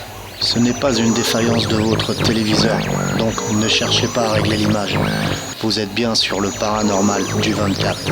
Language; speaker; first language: French; native; French